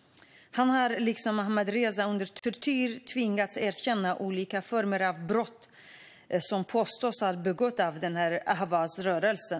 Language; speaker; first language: Swedish; non-native, fluent; Kurdish